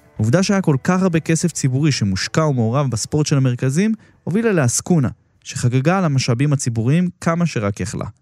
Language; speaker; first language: Hebrew; native; Hebrew